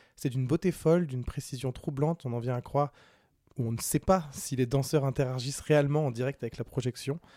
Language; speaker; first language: French; native; French